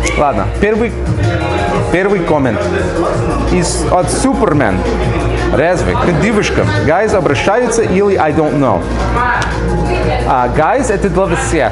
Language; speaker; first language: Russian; non-native, learner; English